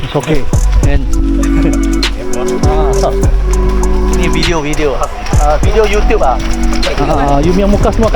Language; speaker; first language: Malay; non-native, local second language; Chinese